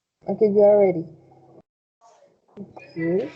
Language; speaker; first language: English; non-native, fluent; Spanish